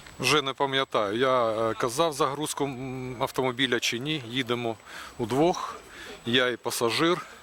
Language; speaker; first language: Ukrainian; non-native, local second language; Russian